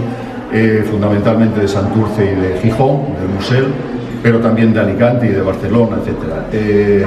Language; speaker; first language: Spanish; native; Spanish